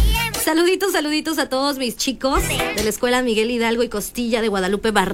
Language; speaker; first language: Spanish; native; Spanish